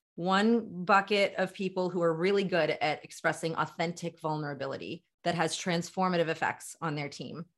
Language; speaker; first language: English; native; English